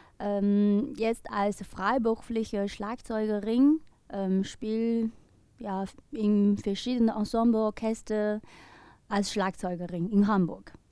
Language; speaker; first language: German; non-native, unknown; Chinese